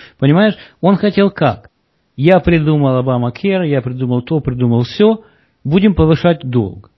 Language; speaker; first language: Russian; native; Russian